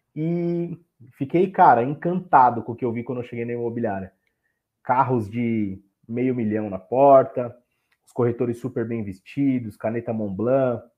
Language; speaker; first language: Portuguese; native; Portuguese